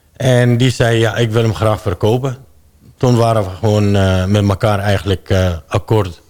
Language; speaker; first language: Dutch; non-native, fluent; Arabic